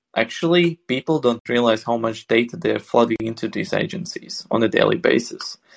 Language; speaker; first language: English; non-native, fluent; Swedish